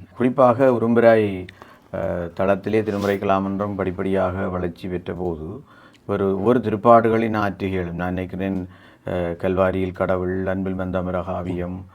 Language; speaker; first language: Tamil; native; Tamil